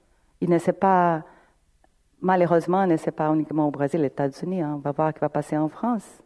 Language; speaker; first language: French; non-native, fluent; Portuguese